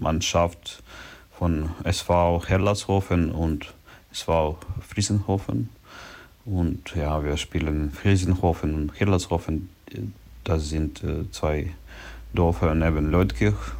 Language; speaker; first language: German; non-native, learner; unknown